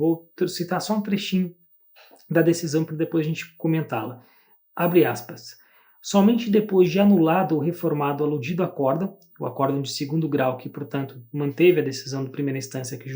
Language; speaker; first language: Portuguese; native; Portuguese